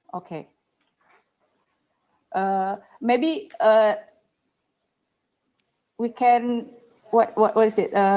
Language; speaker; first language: English; non-native, fluent; Indonesian